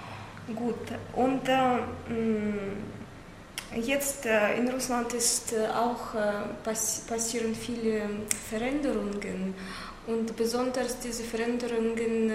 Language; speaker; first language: German; non-native, learner; Russian